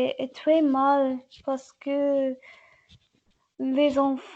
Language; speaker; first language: French; non-native, learner; English